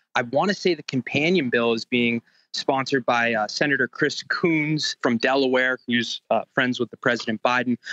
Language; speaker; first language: English; native; English